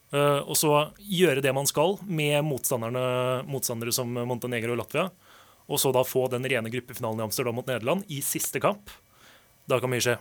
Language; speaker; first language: Norwegian; non-native, fluent; Portuguese